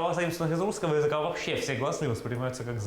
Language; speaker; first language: Russian; native; Russian